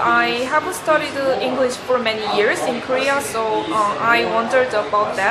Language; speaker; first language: English; non-native, learner; Korean